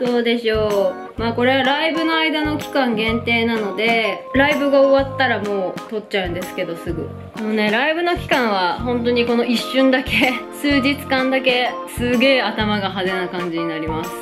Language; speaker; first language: Japanese; native; Japanese